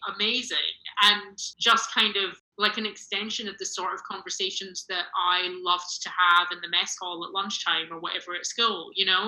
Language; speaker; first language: English; native; English